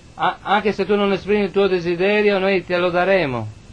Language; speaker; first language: Italian; native; Italian